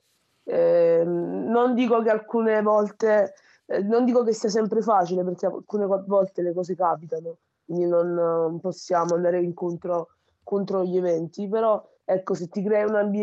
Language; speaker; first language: Italian; early bilingual, other home language; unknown